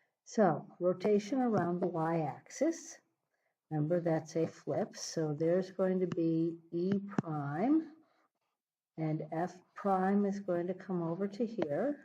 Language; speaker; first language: English; native; English